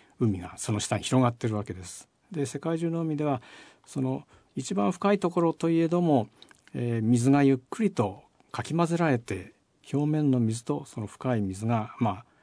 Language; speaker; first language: Japanese; native; Japanese